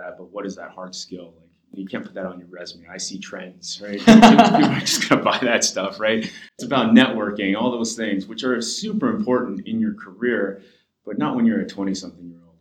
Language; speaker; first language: English; native; English